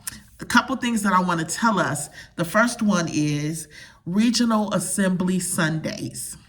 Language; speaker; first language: English; native; English